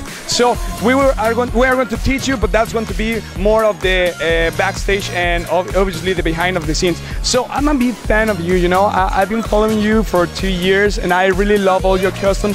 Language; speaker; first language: English; non-native, fluent; Spanish